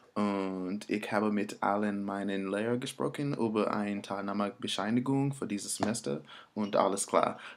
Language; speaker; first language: German; non-native, learner; English